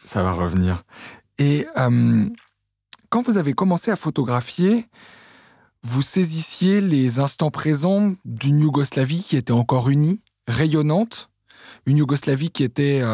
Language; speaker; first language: French; native; French